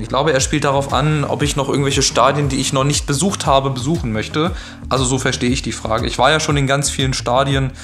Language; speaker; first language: German; native; German